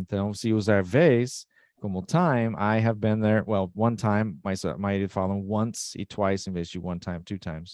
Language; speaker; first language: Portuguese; non-native, fluent; English